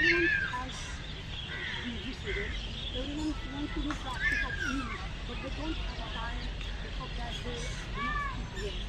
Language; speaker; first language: English; non-native, learner; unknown